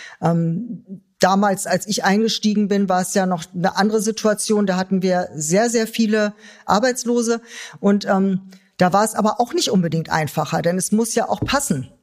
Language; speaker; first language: German; native; German